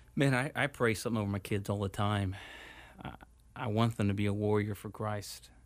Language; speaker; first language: English; native; English